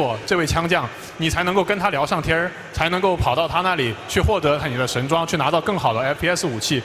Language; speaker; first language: Chinese; native; Chinese